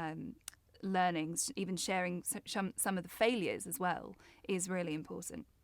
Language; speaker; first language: English; native; English